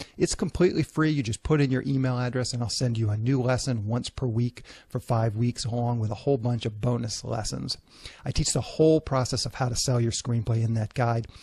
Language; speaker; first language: English; native; English